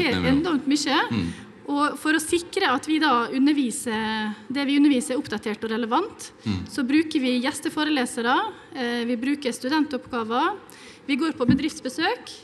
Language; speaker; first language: Norwegian; native; Norwegian